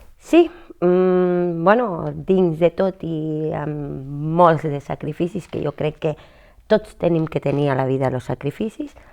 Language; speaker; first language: Catalan; non-native, fluent; Spanish